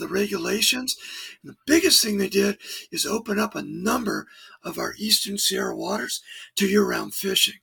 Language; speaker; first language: English; native; English